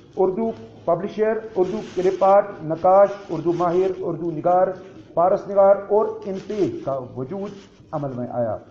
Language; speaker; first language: Urdu; non-native, local second language; Kashmiri